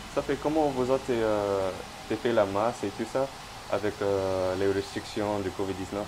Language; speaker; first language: French; non-native, learner; English